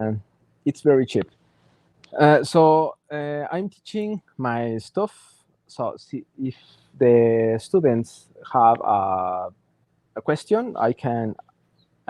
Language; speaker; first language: English; non-native, learner; Spanish